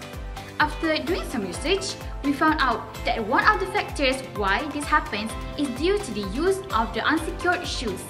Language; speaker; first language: English; non-native, local second language; Malay